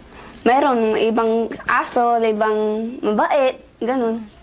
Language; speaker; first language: Filipino; non-native, local second language; Pangasinan